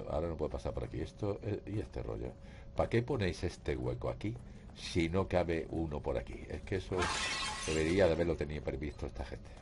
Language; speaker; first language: Spanish; native; Spanish